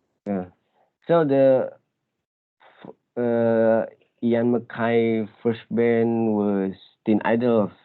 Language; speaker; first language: English; non-native, learner; Indonesian